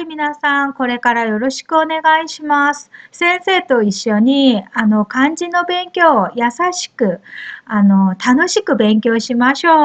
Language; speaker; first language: Japanese; non-native, fluent; Korean